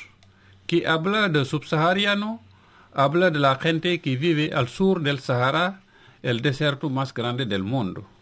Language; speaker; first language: Spanish; non-native, local second language; Wolof